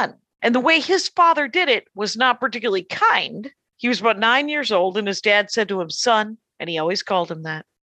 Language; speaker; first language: English; native; English